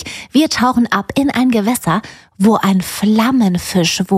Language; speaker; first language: German; native; German